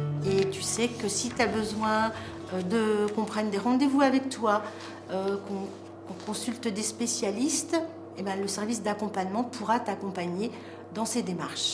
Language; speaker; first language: French; native; French